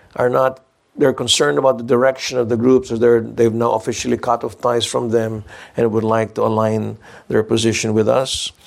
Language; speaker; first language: English; non-native, local second language; Filipino